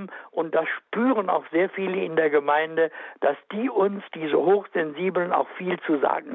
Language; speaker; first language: German; native; German